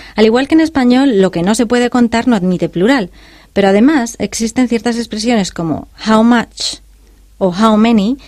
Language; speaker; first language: Spanish; native; Spanish